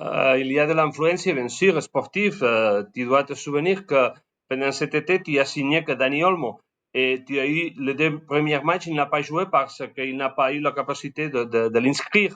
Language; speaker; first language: French; non-native, learner; Spanish